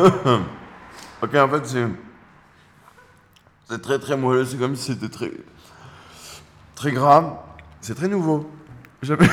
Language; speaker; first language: French; native; French